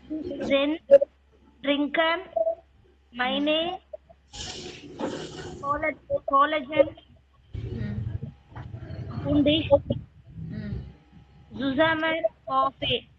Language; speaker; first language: German; non-native, learner; Tamil